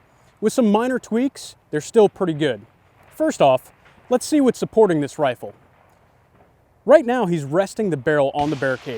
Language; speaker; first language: English; native; English